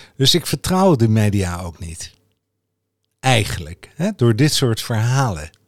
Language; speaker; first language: Dutch; native; Dutch